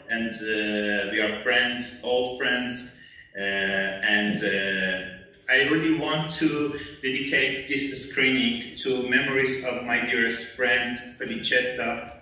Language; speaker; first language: English; non-native, learner; Persian